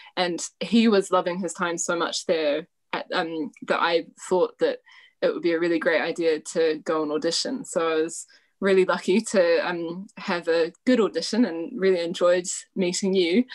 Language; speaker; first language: English; native; English